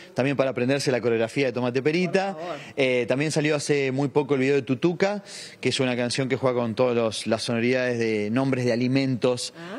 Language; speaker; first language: Spanish; native; Spanish